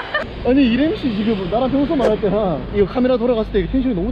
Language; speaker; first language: Korean; native; Korean